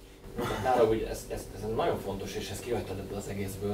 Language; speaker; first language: Hungarian; native; Hungarian